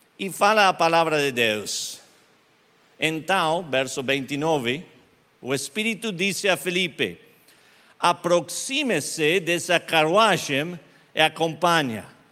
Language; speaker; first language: Portuguese; non-native, learner; Spanish